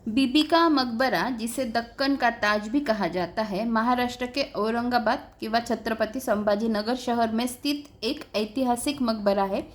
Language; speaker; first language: Hindi; non-native, local second language; Marathi